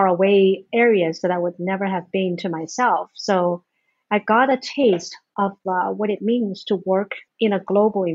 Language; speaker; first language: English; non-native, fluent; Chinese